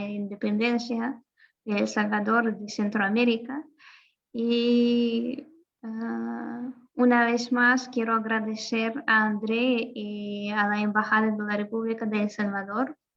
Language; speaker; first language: Spanish; non-native, fluent; Russian